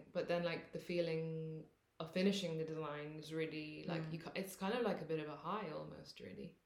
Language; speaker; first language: English; native; English